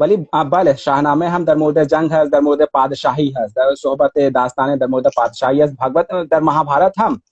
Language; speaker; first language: Persian; non-native, learner; Hindi